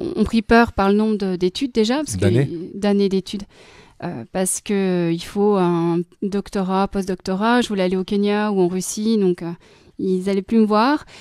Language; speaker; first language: French; native; French